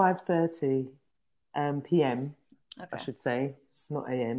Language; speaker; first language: English; native; English